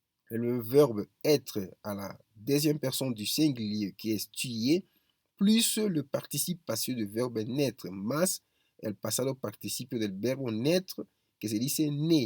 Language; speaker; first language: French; non-native, fluent; Spanish